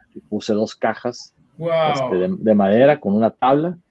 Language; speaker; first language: Spanish; native; Spanish